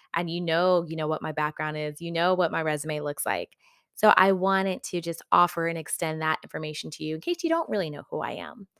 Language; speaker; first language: English; native; English